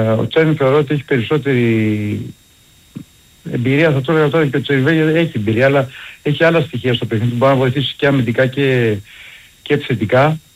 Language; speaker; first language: Greek; native; Greek